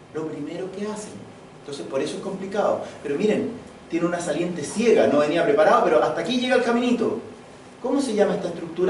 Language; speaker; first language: Spanish; native; Spanish